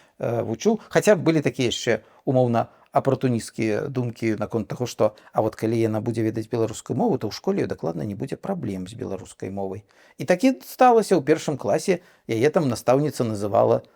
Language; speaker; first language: Belarusian; non-native, local second language; Russian